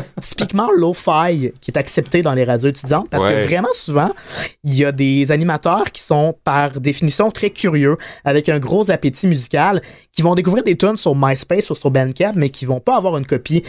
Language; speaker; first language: French; native; French